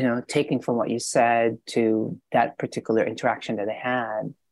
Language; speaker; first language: English; non-native, local second language; Filipino